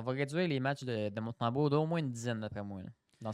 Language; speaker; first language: French; native; French